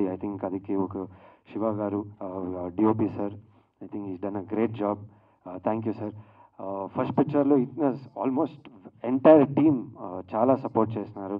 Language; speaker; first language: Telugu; non-native, learner; Kannada